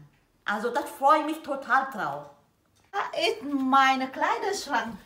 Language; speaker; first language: German; non-native, learner; Vietnamese